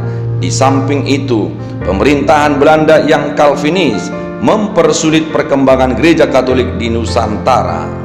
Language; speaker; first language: Indonesian; native; Indonesian